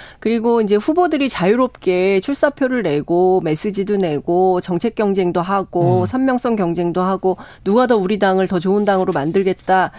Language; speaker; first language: Korean; native; Korean